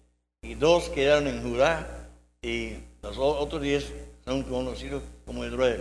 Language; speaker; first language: Spanish; non-native, learner; English